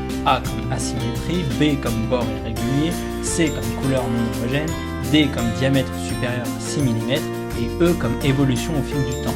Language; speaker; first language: French; native; French